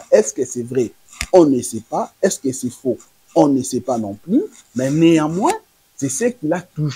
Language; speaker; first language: French; non-native, local second language; Lingala